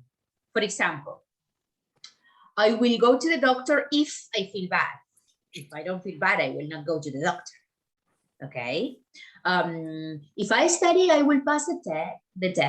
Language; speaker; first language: English; non-native, fluent; Spanish